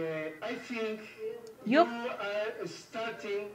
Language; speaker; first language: English; non-native, learner; Spanish